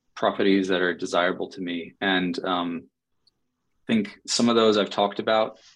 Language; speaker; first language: English; native; English